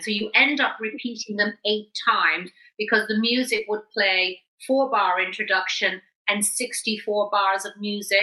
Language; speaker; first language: English; native; English